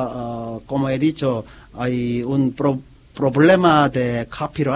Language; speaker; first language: Spanish; non-native, learner; Korean